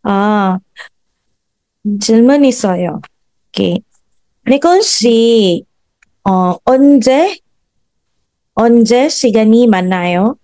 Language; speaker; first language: Korean; non-native, fluent; Filipino